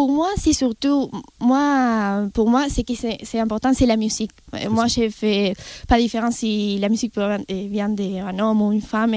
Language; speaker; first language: French; non-native, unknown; Spanish